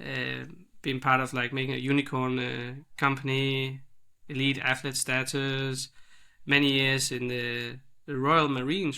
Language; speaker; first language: English; non-native, fluent; Danish